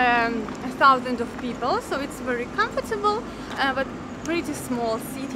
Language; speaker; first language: English; non-native, fluent; Ukrainian